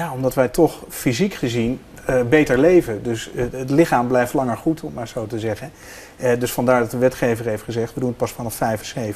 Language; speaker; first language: Dutch; native; Dutch